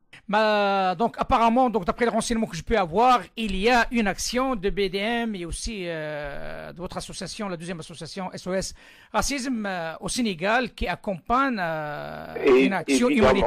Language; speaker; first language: French; non-native, local second language; Arabic